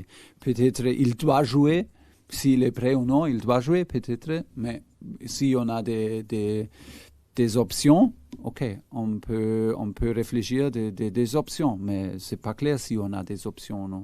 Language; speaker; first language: French; non-native, fluent; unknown